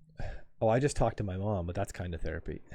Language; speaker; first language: English; native; English